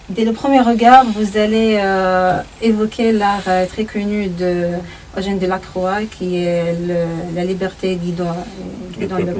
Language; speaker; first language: French; non-native, fluent; Arabic